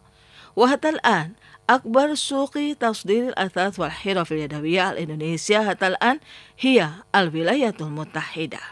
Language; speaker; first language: Arabic; non-native, fluent; Indonesian